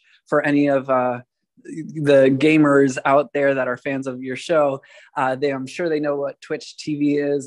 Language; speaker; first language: English; native; English